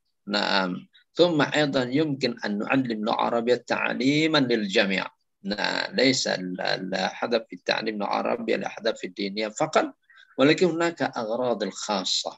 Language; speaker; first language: Arabic; non-native, fluent; Indonesian